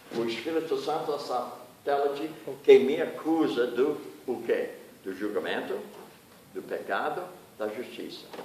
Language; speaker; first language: Portuguese; non-native, fluent; English